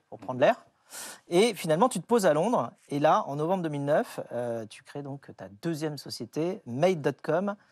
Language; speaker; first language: French; native; French